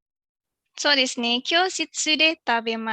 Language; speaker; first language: Japanese; non-native, fluent; Indonesian